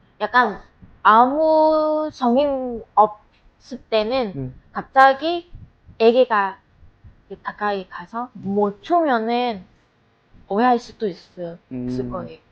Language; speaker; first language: Korean; non-native, fluent; Vietnamese